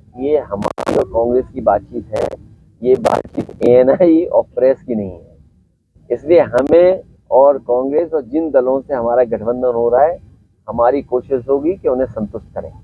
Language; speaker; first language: Hindi; native; Hindi